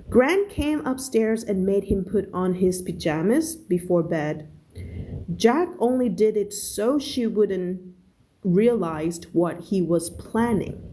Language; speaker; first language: English; non-native, fluent; Thai